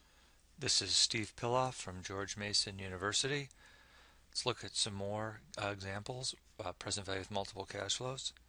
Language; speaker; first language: English; native; English